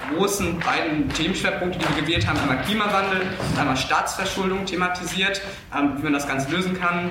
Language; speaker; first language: German; native; German